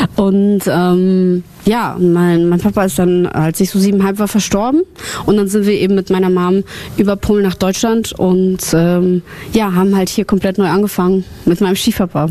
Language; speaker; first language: German; early bilingual, other home language; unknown